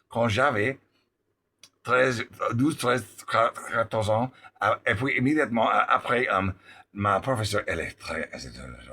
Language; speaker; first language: French; non-native, learner; English